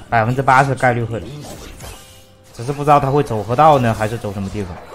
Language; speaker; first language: Chinese; native; Chinese